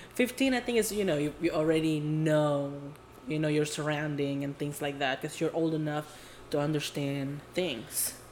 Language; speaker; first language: English; non-native, fluent; Indonesian